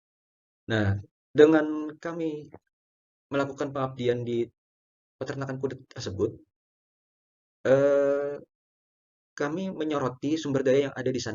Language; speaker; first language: Indonesian; native; Indonesian